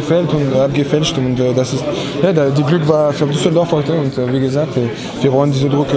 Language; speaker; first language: German; non-native, fluent; French